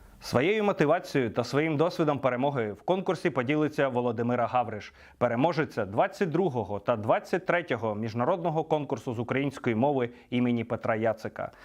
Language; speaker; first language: Ukrainian; native; Ukrainian